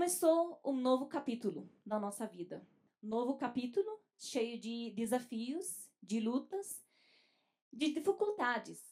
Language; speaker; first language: Portuguese; non-native, fluent; Arabic